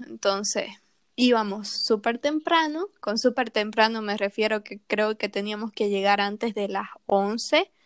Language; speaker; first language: Spanish; native; Spanish